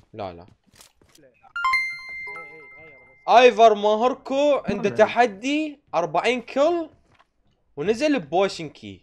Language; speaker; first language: Arabic; native; Arabic